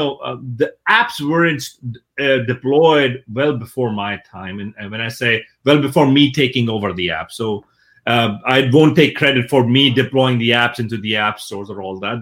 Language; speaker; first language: English; non-native, local second language; Urdu